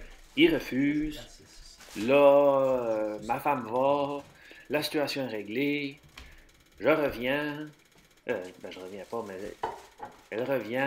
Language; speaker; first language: French; native; French